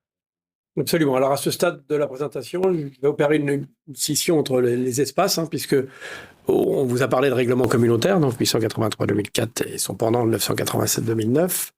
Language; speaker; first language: French; native; French